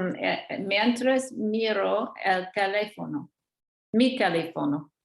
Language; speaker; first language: Spanish; non-native, learner; English